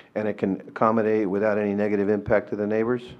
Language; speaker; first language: English; native; English